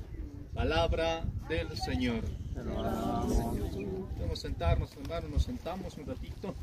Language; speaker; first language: Spanish; native; Spanish